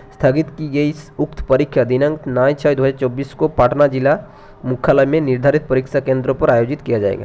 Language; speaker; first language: Hindi; non-native, local second language; Bangla